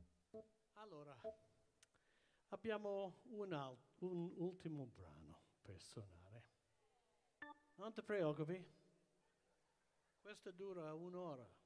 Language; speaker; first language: Italian; early bilingual, heritage; English